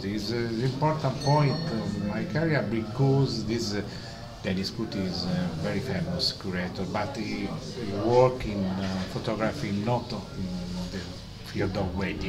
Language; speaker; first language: English; non-native, learner; Italian